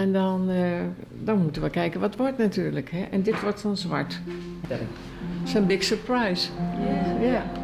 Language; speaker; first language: Dutch; native; Dutch